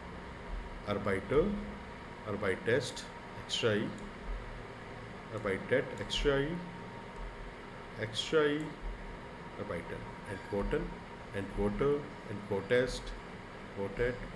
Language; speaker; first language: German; non-native, fluent; Hindi